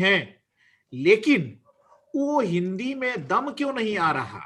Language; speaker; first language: Hindi; native; Hindi